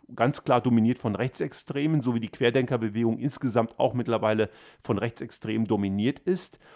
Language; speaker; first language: German; early bilingual, other home language; Croatian